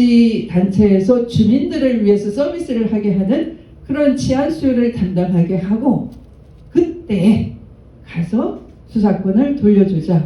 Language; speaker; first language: Korean; native; Korean